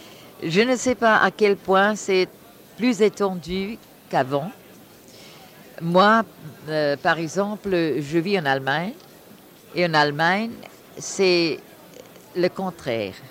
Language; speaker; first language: French; non-native, fluent; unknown